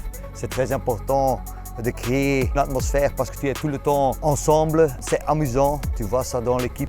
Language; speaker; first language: French; non-native, local second language; Dutch